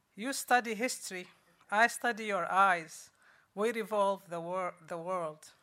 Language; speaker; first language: English; non-native, fluent; Arabic